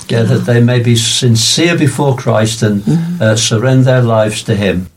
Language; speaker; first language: English; native; English